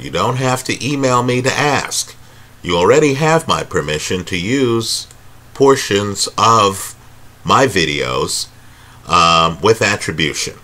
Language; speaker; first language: English; native; English